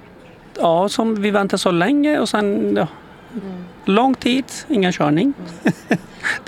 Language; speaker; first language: Swedish; non-native, learner; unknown